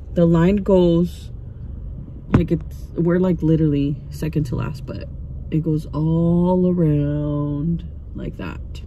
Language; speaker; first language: English; early bilingual, other home language; Spanish